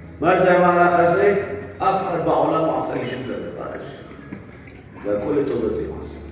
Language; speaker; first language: Hebrew; native; Hebrew